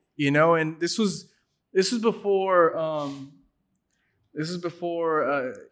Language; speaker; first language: English; native; English